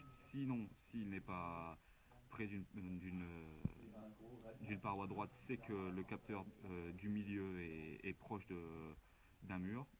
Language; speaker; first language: French; native; French